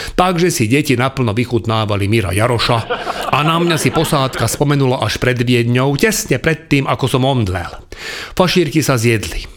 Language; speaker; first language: Slovak; non-native, local second language; Hungarian